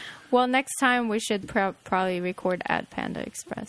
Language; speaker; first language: English; non-native, fluent; Japanese